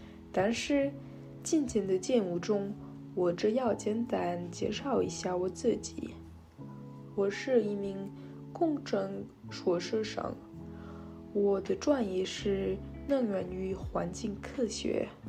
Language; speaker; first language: Chinese; non-native, learner; French